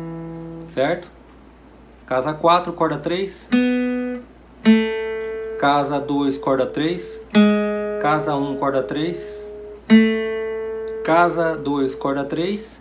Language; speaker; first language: Portuguese; native; Portuguese